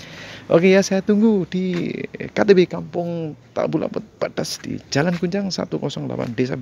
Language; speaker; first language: Indonesian; native; Indonesian